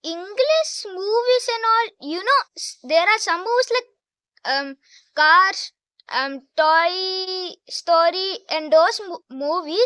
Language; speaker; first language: English; non-native, local second language; Hindi